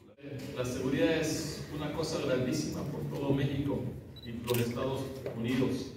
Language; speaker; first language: Spanish; early bilingual, heritage; English